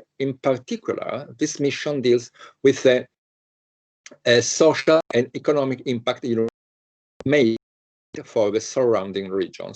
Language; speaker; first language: English; non-native, fluent; Italian